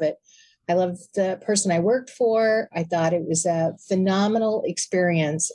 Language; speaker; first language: English; native; English